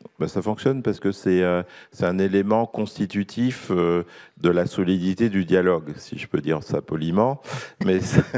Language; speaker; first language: French; native; French